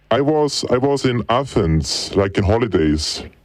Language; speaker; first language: English; non-native, fluent; German